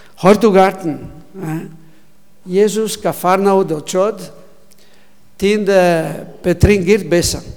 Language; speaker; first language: Mongolian; non-native, learner; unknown